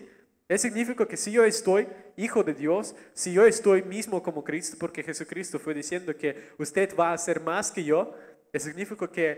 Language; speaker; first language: Spanish; non-native, learner; Russian